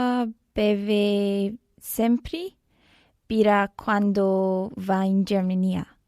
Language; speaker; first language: Italian; non-native, learner; English